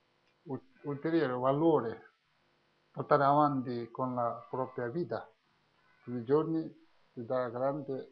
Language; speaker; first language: Italian; non-native, learner; Tibetan